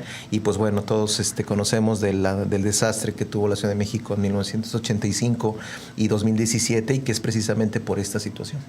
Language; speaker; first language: Spanish; native; Spanish